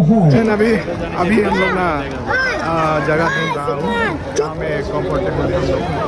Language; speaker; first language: Hindi; non-native, local second language; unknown